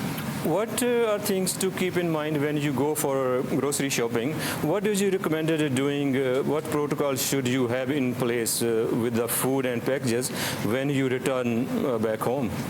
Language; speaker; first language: English; non-native, fluent; Punjabi